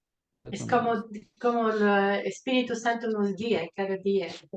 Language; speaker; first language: Spanish; non-native, fluent; Portuguese